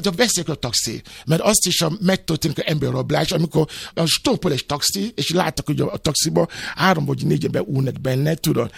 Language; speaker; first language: Hungarian; non-native, learner; Yoruba